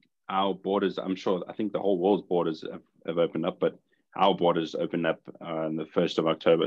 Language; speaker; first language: English; native; English